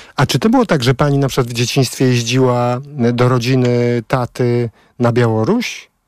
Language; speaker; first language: Polish; native; Polish